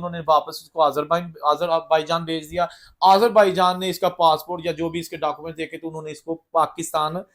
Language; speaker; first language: Urdu; native; Urdu